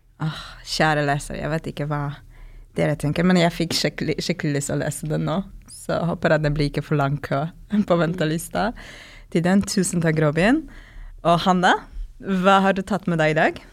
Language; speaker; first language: Norwegian; non-native, fluent; Polish